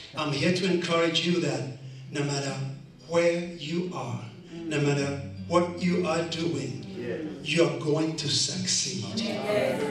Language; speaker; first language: English; non-native, local second language; Kikuyu